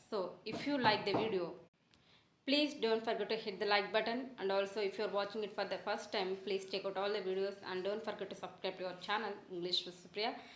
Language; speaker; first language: English; non-native, local second language; Telugu